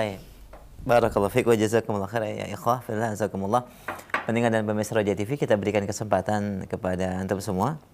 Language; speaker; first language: Indonesian; native; Indonesian